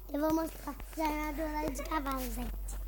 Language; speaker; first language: Portuguese; native; Portuguese